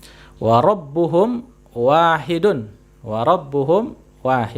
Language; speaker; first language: Arabic; non-native, fluent; Indonesian